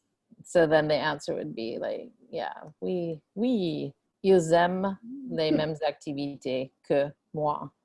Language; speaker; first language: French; non-native, fluent; English